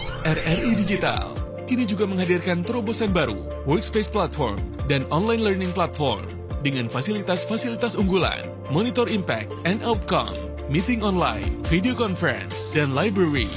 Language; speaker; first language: Indonesian; native; Indonesian